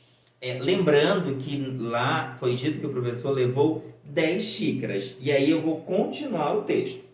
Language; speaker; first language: Portuguese; native; Portuguese